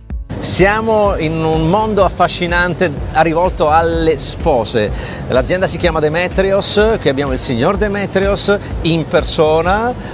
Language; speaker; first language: Italian; native; Italian